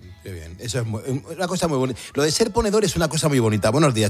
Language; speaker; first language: Spanish; native; Spanish